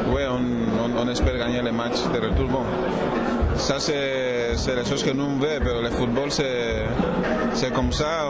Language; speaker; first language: French; non-native, learner; Spanish